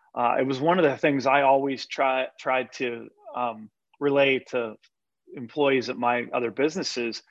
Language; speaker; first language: English; native; English